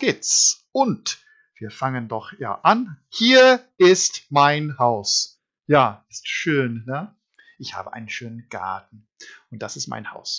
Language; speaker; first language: German; non-native, fluent; English